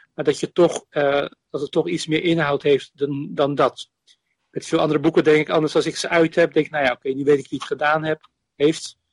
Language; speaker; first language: Dutch; native; Dutch